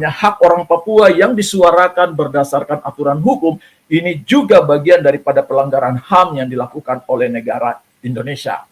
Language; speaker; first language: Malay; non-native, local second language; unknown